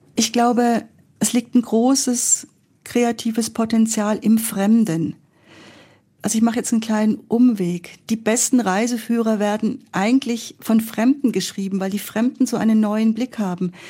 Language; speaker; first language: German; native; German